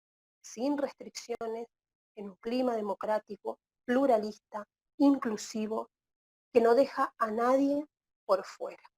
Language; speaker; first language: Spanish; native; Spanish